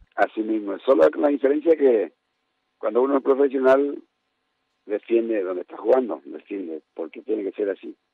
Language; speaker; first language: Spanish; native; Spanish